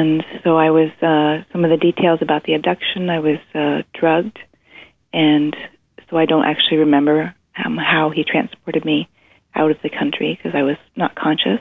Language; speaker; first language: English; native; English